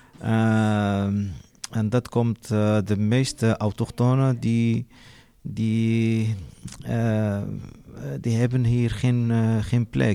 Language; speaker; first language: Dutch; non-native, learner; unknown